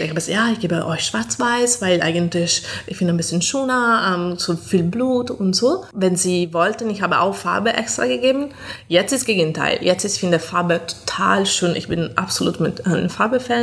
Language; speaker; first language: German; non-native, fluent; Italian